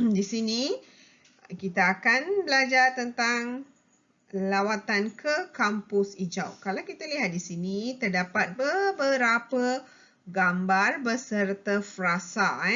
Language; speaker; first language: Malay; non-native, local second language; Tamil